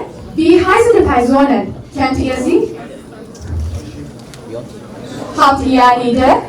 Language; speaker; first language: German; non-native, learner; Turkish